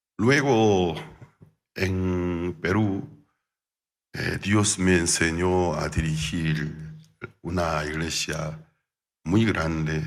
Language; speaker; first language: Spanish; non-native, fluent; Korean